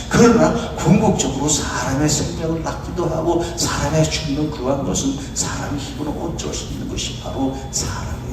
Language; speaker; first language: Korean; native; Korean